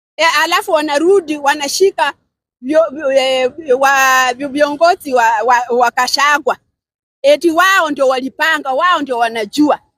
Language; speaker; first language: Swahili; non-native, local second language; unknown